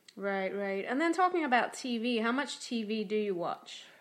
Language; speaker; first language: English; native; English